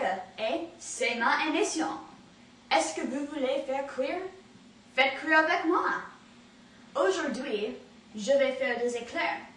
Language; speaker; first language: French; non-native, learner; English